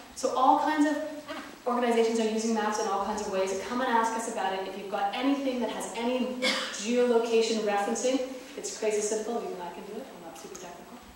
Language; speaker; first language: English; native; English